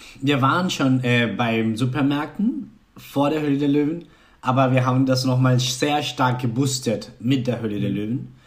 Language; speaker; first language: German; non-native, fluent; Spanish